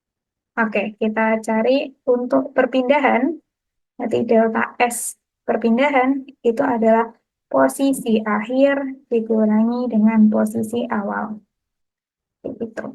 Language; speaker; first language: Indonesian; native; Indonesian